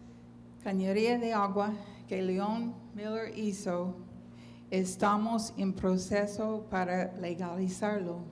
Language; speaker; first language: Spanish; non-native, fluent; English